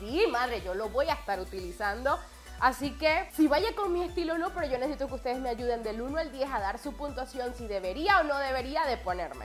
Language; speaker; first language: Spanish; native; Spanish